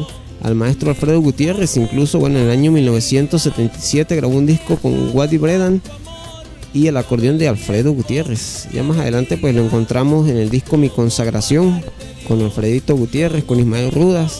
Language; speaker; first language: Spanish; native; Spanish